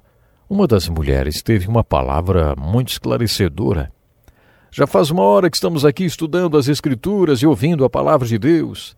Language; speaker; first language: Portuguese; native; Portuguese